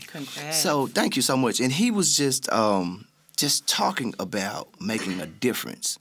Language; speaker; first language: English; native; English